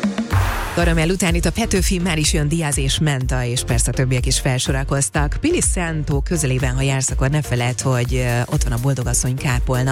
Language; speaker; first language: Hungarian; native; Hungarian